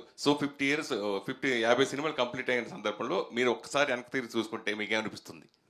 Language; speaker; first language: Telugu; native; Telugu